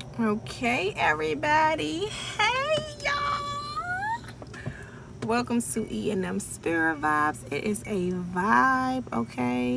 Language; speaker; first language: English; native; English